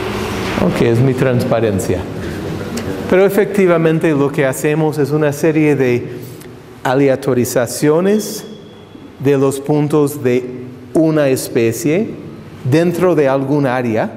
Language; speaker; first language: Spanish; non-native, fluent; English